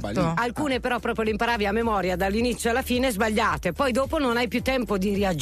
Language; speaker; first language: Italian; native; Italian